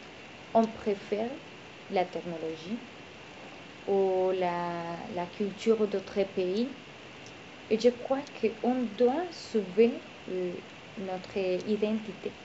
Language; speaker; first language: French; non-native, learner; Spanish